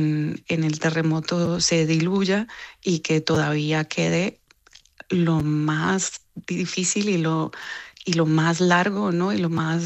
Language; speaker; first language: Spanish; native; Spanish